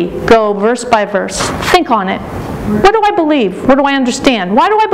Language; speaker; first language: English; native; English